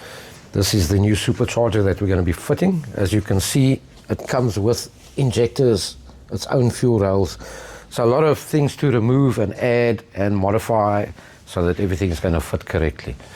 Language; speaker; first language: English; native; English